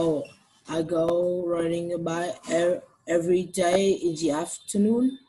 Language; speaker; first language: English; non-native, learner; Vietnamese